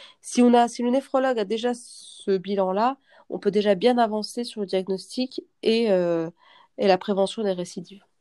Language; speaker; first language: French; native; French